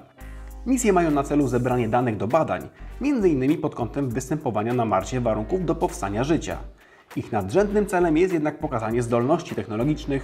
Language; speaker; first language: Polish; native; Polish